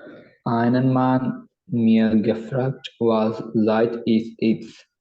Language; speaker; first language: German; non-native, learner; Malayalam